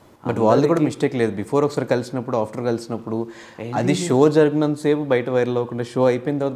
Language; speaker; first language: Telugu; native; Telugu